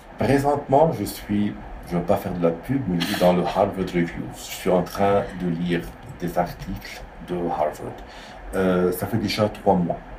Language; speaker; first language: French; non-native, local second language; Arabic